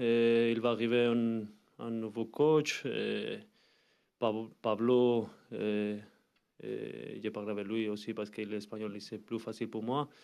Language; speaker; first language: French; non-native, learner; Spanish